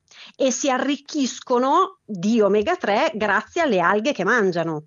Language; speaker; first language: Italian; native; Italian